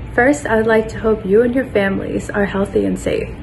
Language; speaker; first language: English; native; English